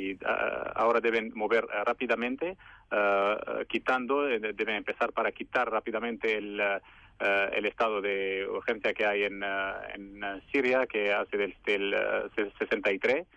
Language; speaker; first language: Spanish; non-native, fluent; Arabic